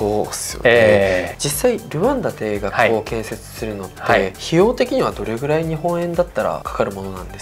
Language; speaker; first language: Japanese; native; Japanese